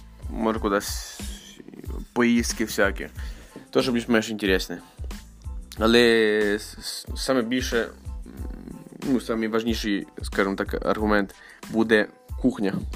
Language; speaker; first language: Ukrainian; early bilingual, heritage; Ukrainian